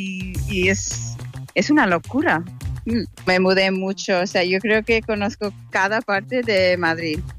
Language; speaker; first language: Spanish; non-native, fluent; English